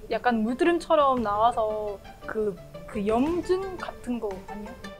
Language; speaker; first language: Korean; non-native, learner; Vietnamese